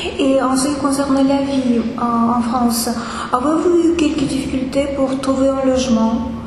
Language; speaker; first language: French; non-native, fluent; Russian